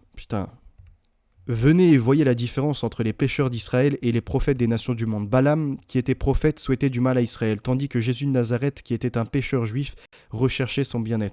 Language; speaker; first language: French; native; French